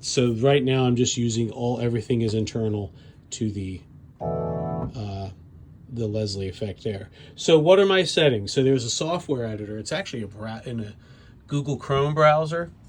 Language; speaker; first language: English; native; English